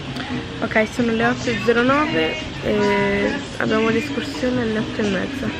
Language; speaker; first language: Italian; native; Italian